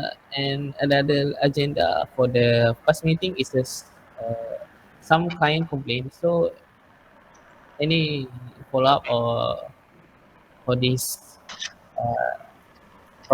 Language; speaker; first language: English; non-native, learner; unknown